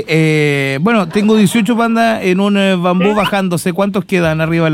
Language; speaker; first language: Spanish; native; Spanish